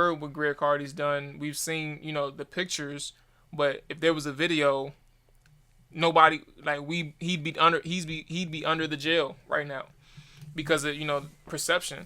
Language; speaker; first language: English; native; English